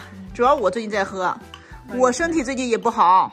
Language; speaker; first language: Chinese; native; Chinese